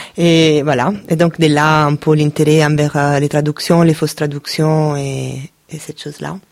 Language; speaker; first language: French; non-native, fluent; Italian